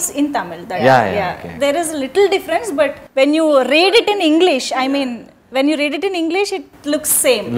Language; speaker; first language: Telugu; native; Telugu